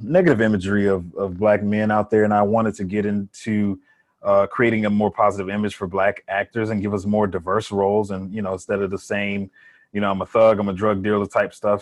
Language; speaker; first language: English; native; English